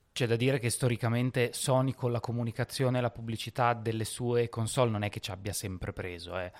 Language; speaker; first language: Italian; native; Italian